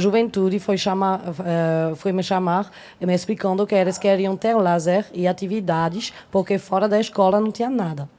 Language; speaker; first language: Portuguese; non-native, fluent; French